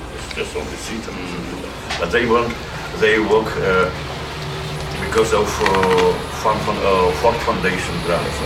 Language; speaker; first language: English; non-native, learner; Russian